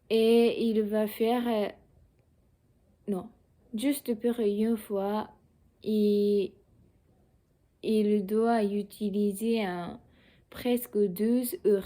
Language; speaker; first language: French; non-native, learner; Japanese